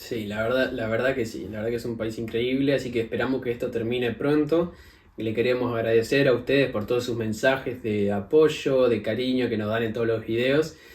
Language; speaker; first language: Spanish; native; Spanish